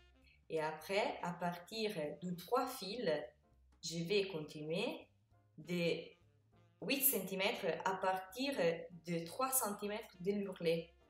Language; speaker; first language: French; non-native, fluent; Italian